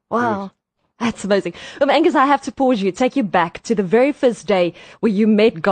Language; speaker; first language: English; non-native, local second language; Afrikaans